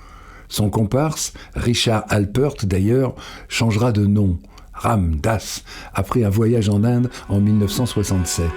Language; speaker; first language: French; native; French